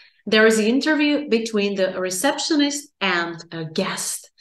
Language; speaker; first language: English; non-native, fluent; Czech